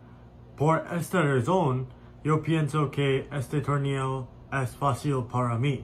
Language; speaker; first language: Spanish; non-native, learner; English